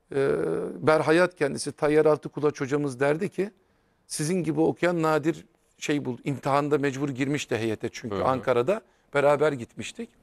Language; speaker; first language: Turkish; native; Turkish